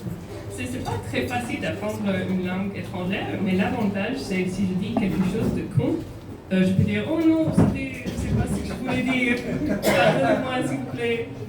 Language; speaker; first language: French; non-native, fluent; English